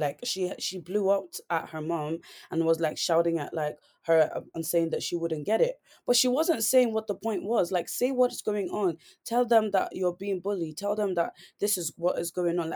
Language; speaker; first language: English; native; English